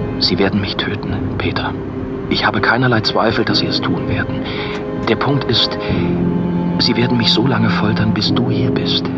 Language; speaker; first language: German; native; German